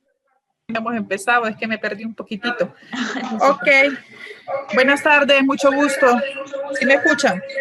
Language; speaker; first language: Spanish; native; Spanish